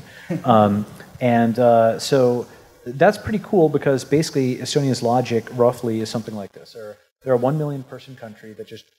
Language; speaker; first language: English; native; English